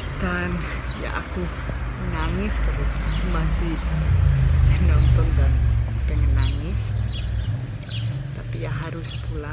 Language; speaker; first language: Indonesian; non-native, fluent; Spanish